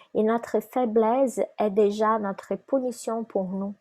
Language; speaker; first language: French; non-native, fluent; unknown